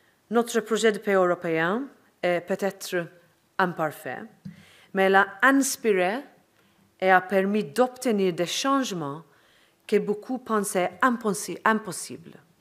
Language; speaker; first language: French; non-native, fluent; Maltese